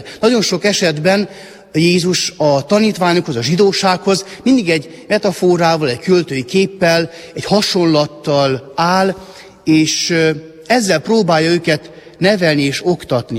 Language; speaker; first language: Hungarian; native; Hungarian